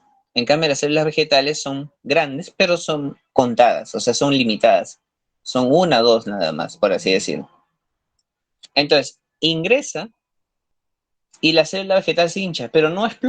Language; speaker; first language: Spanish; native; Spanish